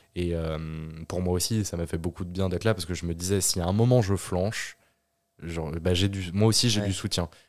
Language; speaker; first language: French; native; French